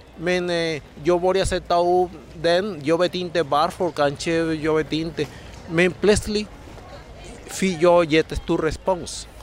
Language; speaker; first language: Swedish; non-native, learner; Spanish